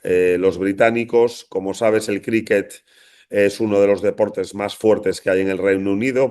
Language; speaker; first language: Spanish; native; Spanish